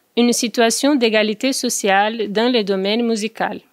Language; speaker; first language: French; non-native, fluent; Portuguese